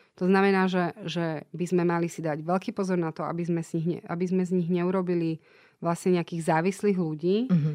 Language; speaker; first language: Slovak; native; Slovak